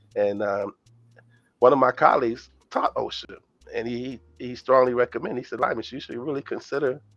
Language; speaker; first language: English; native; English